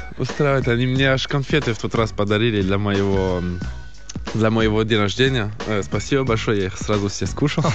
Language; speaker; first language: Russian; early bilingual, heritage; Russian